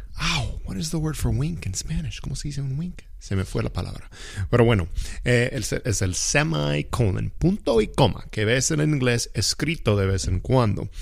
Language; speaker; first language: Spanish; non-native, fluent; English